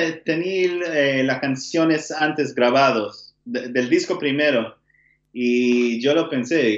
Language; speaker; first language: Spanish; non-native, learner; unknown